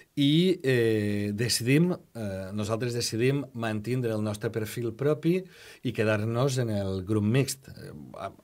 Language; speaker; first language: Catalan; native; Catalan